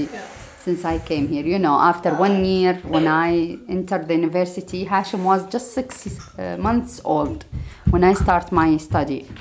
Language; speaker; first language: English; non-native, fluent; Arabic